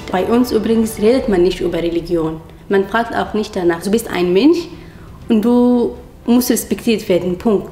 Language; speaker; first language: German; non-native, fluent; Arabic